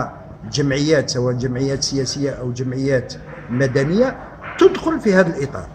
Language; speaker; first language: Arabic; native; Arabic